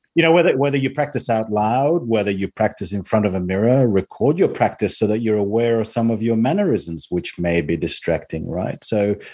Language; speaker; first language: English; non-native, fluent; Spanish